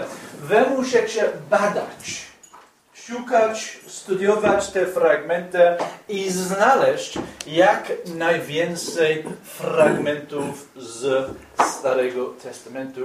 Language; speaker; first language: Polish; non-native, fluent; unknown